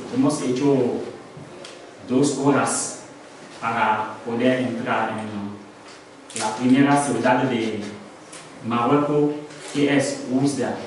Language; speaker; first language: Spanish; non-native, learner; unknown